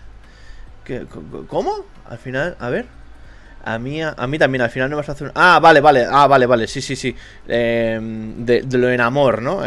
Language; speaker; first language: Spanish; native; Spanish